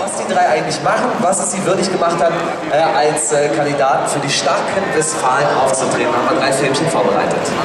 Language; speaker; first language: German; native; German